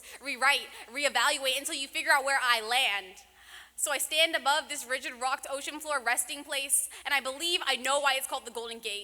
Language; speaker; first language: English; native; English